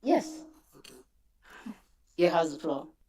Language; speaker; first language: English; non-native, fluent; French